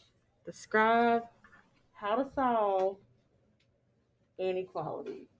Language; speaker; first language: English; native; English